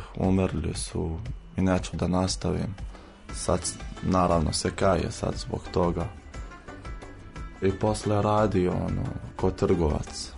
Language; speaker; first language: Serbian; non-native, fluent; Arabic